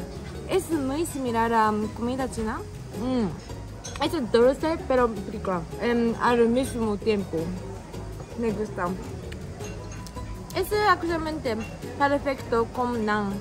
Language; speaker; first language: Spanish; non-native, learner; Japanese